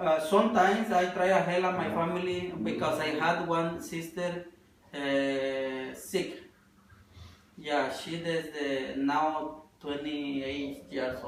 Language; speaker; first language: English; non-native, learner; Spanish